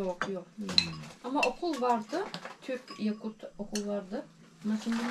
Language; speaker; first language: Turkish; non-native, learner; Yakut